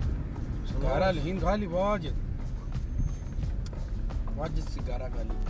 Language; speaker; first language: Arabic; non-native, learner; Hindi